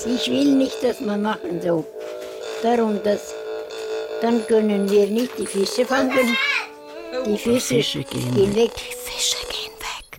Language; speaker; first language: German; non-native, learner; Estonian